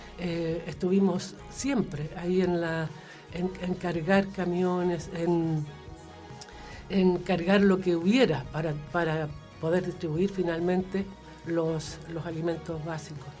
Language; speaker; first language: Spanish; native; Spanish